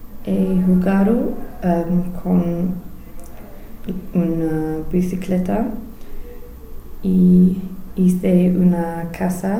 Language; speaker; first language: Spanish; non-native, learner; English